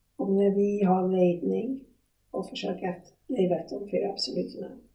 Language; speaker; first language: Swedish; non-native, fluent; English